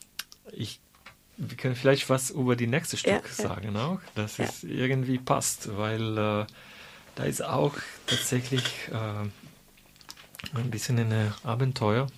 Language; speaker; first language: German; non-native, fluent; Italian